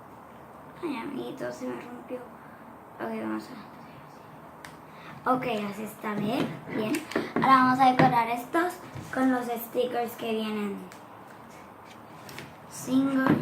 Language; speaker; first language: Spanish; early bilingual, heritage; Spanish